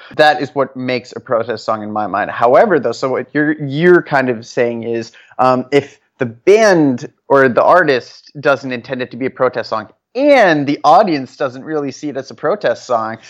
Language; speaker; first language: English; non-native, fluent; Norwegian